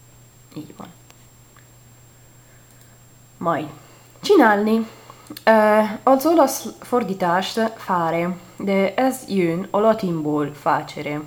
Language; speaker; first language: Hungarian; non-native, learner; Italian